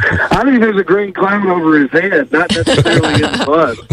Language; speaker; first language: English; native; English